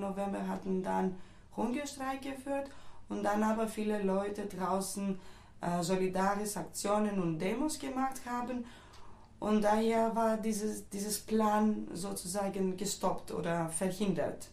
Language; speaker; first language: German; non-native, fluent; Greek